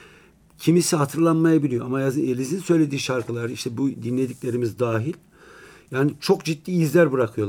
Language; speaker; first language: Turkish; native; Turkish